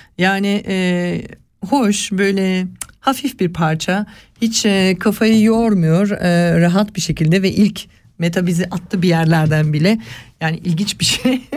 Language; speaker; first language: Turkish; early bilingual, heritage; Turkish